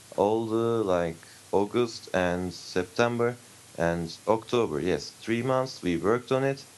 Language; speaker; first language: English; non-native, fluent; Turkish